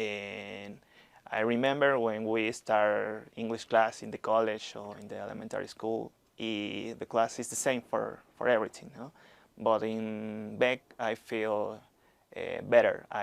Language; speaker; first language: English; non-native, learner; Spanish